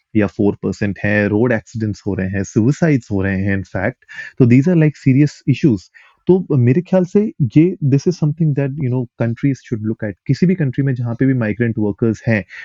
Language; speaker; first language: Hindi; native; Hindi